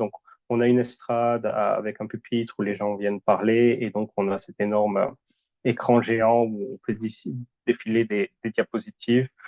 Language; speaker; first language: French; native; French